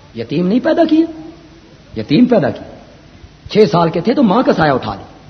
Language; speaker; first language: Urdu; non-native, local second language; Punjabi